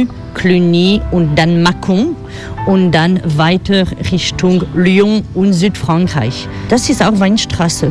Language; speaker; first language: German; non-native, fluent; French